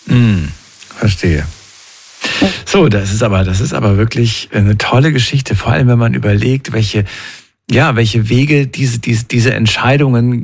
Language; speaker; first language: German; native; German